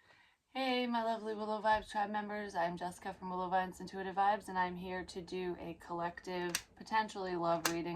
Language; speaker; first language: English; native; English